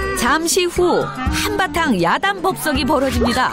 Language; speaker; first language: Korean; native; Korean